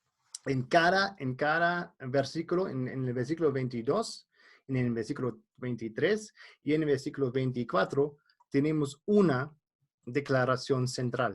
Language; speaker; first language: Spanish; non-native, fluent; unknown